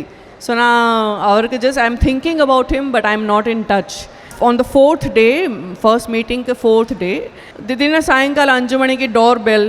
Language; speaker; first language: Tamil; non-native, local second language; Gujarati